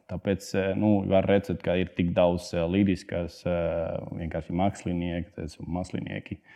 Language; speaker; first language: Latvian; non-native, fluent; Spanish